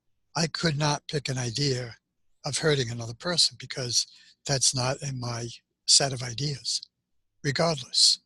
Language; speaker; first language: English; native; English